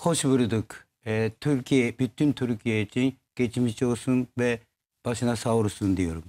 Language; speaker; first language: Turkish; non-native, learner; Japanese